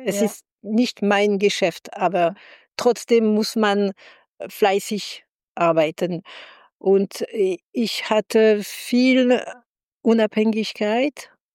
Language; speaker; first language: German; non-native, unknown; French